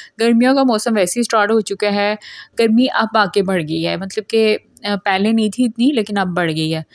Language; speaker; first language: Urdu; non-native, local second language; Punjabi